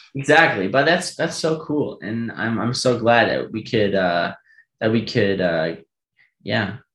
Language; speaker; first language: English; non-native, fluent; German